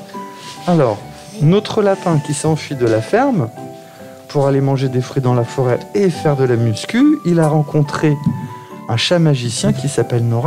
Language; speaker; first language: French; native; French